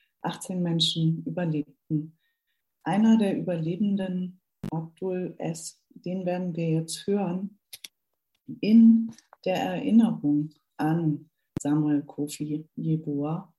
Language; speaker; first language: German; native; German